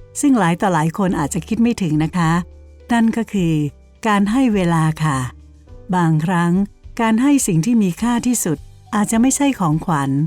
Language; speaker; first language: Thai; native; Thai